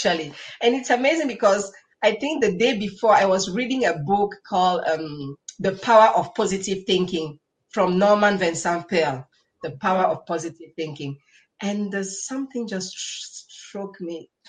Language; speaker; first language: English; non-native, local second language; French